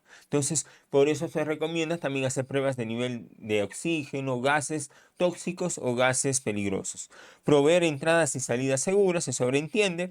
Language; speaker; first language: Spanish; native; Spanish